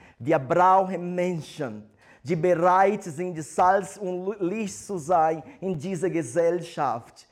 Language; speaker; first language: German; non-native, fluent; Portuguese